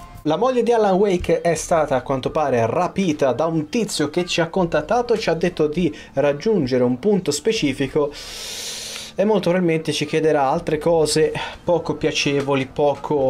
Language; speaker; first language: Italian; native; Italian